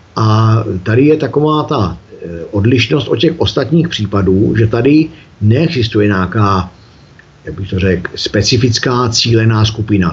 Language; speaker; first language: Czech; native; Czech